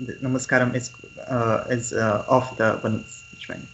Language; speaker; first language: German; non-native, learner; Marathi